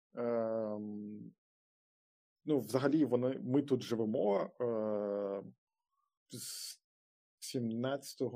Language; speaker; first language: Ukrainian; non-native, local second language; Russian